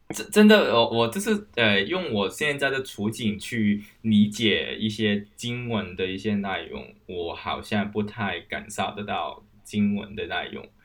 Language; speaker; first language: Chinese; non-native, local second language; Cantonese